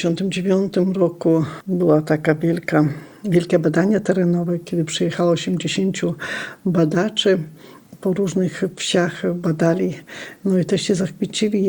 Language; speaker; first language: Polish; non-native, local second language; Lithuanian